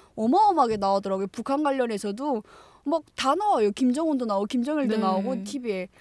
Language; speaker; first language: Korean; native; Korean